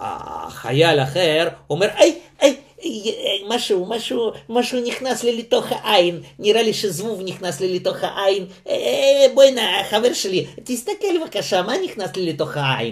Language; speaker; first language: Hebrew; non-native, fluent; Russian